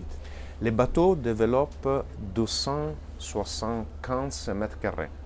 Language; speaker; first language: French; non-native, fluent; Italian